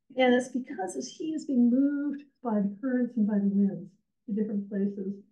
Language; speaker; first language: English; native; English